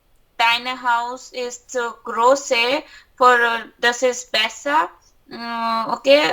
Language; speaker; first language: German; non-native, learner; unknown